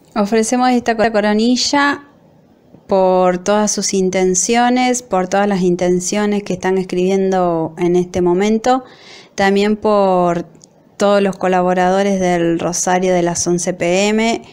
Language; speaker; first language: Spanish; native; Spanish